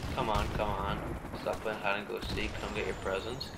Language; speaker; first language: English; native; English